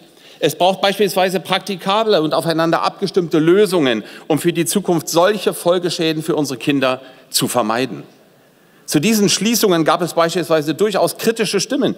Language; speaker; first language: German; native; German